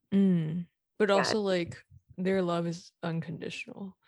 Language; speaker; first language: English; native; English